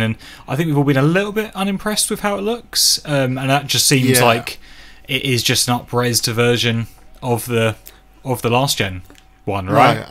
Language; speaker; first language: English; native; English